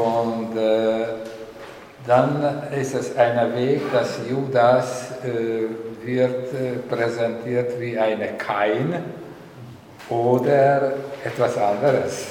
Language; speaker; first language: German; non-native, learner; Hungarian